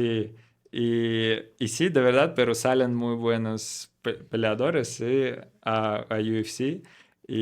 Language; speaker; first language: Spanish; non-native, learner; Russian